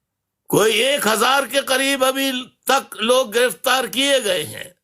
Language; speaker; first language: Urdu; native; Urdu